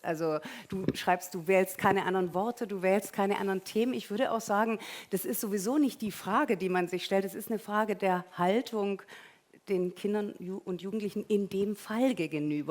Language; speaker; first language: German; native; German